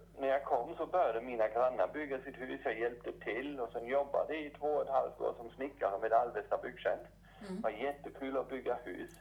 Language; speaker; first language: Swedish; non-native, fluent; German